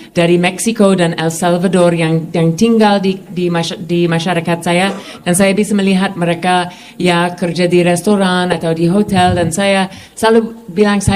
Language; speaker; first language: Indonesian; non-native, fluent; English